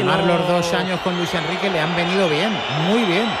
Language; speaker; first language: Spanish; native; Spanish